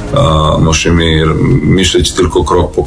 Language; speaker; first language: Polish; non-native, learner; Serbian